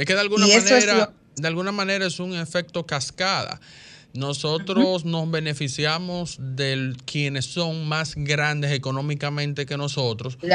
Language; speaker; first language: Spanish; native; Spanish